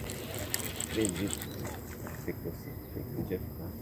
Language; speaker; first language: Portuguese; native; Portuguese